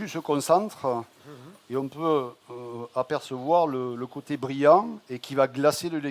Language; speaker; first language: French; native; French